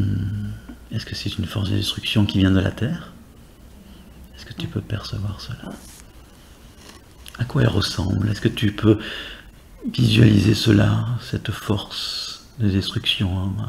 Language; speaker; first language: French; native; French